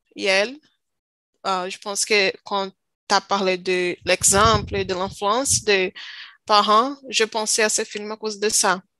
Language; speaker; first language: French; non-native, learner; Portuguese